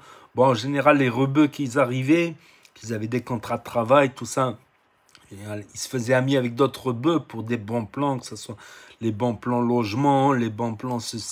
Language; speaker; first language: French; native; French